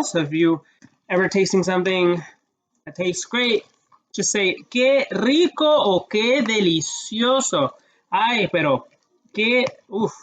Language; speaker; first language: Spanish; early bilingual, heritage; English